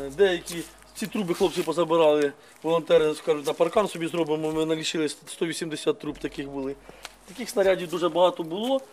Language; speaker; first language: Ukrainian; non-native, local second language; Russian